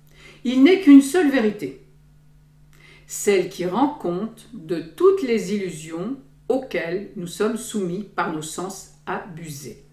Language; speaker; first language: French; native; French